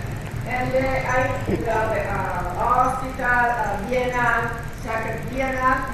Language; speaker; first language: English; non-native, learner; Italian